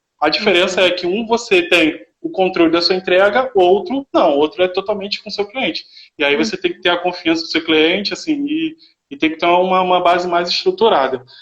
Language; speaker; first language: Portuguese; native; Portuguese